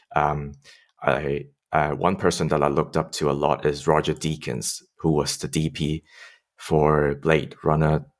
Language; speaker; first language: English; non-native, local second language; Cantonese